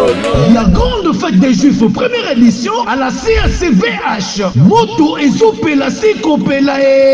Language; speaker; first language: French; non-native, local second language; Lingala